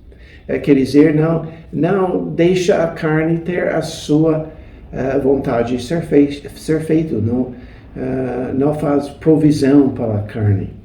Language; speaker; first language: Portuguese; non-native, fluent; English